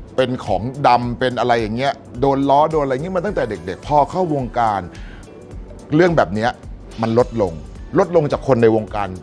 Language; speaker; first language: Thai; native; Thai